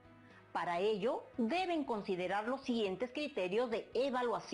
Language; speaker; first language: Spanish; native; Spanish